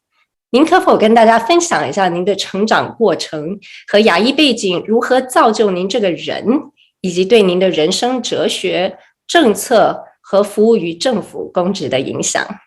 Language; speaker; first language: Chinese; native; Chinese